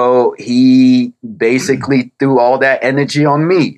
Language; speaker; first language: English; early bilingual, other home language; French